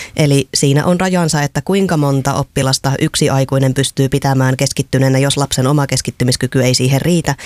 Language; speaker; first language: Finnish; native; Finnish